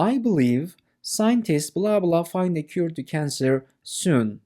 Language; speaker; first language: English; non-native, fluent; Turkish